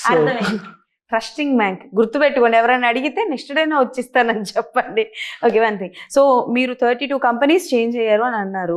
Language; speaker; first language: Telugu; native; Telugu